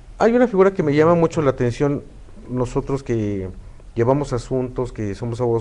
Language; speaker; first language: Spanish; native; Spanish